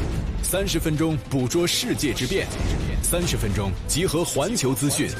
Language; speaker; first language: Chinese; native; Chinese